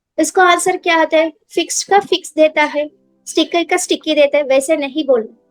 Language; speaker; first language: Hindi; non-native, local second language; Telugu